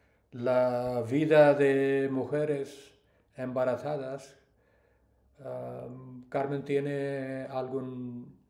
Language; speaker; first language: Spanish; non-native, learner; English